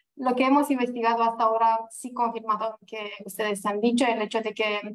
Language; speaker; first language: Spanish; non-native, fluent; Romanian